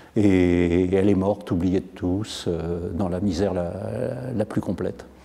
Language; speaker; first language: French; native; French